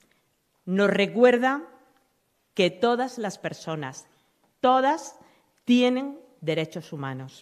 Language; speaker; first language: Spanish; native; Spanish